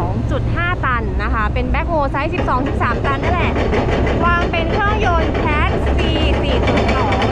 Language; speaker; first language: Thai; native; Thai